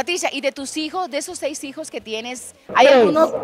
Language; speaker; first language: Spanish; native; Spanish